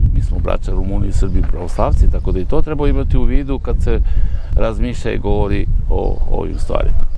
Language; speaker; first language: Serbian; non-native, local second language; Romanian